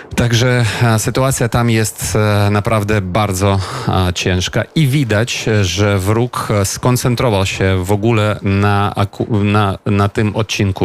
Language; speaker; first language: Polish; non-native, fluent; Ukrainian